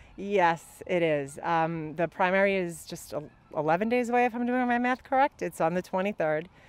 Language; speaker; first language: English; native; English